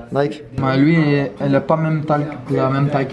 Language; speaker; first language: French; non-native, learner; Portuguese